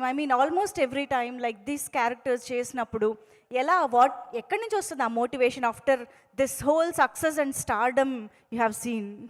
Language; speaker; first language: Telugu; native; Telugu